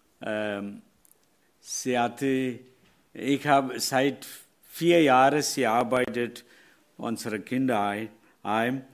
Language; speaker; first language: German; non-native, learner; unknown